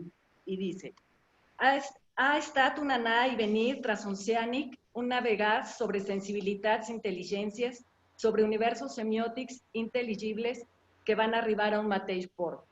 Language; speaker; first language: Catalan; non-native, learner; Spanish